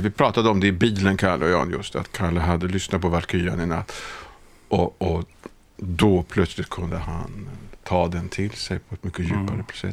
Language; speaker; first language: Swedish; native; Swedish